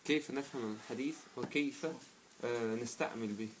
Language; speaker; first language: Arabic; non-native, learner; German